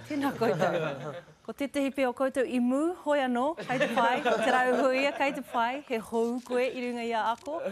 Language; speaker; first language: Māori; non-native, local second language; English